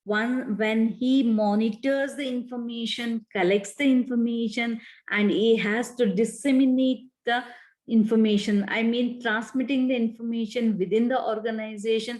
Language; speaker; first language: English; non-native, local second language; Kannada